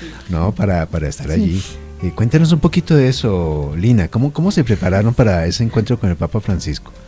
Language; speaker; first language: Spanish; native; Spanish